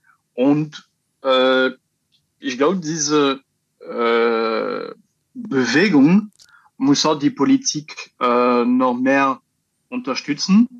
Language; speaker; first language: German; non-native, learner; French